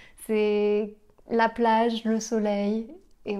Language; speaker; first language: French; native; French